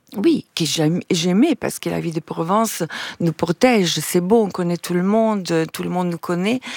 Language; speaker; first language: French; non-native, fluent; Italian